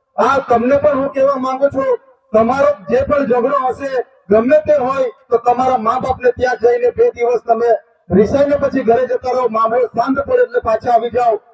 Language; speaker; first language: Gujarati; non-native, local second language; Bhili